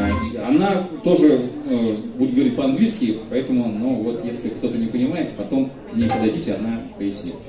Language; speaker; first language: Russian; native; Russian